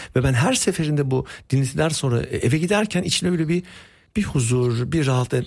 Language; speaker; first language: Turkish; early bilingual, heritage; Turkish